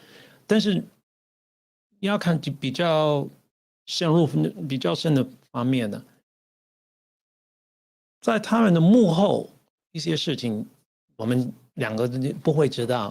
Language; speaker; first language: Chinese; non-native, learner; English